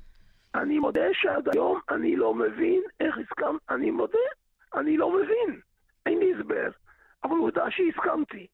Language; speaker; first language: Hebrew; early bilingual, other home language; Yiddish